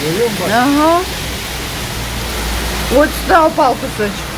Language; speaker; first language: Russian; native; Russian